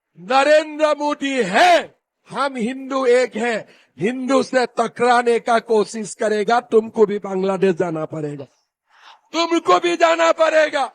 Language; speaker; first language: Hindi; non-native, local second language; Assamese